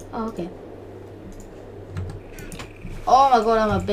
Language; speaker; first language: English; native; English